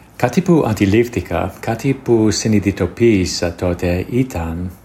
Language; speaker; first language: Greek; non-native, fluent; English